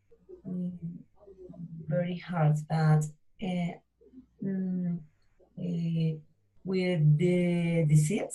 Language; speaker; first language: English; non-native, learner; Spanish